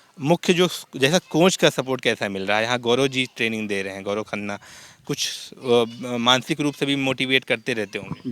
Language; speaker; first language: Hindi; native; Hindi